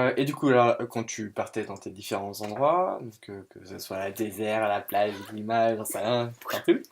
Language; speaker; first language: French; native; French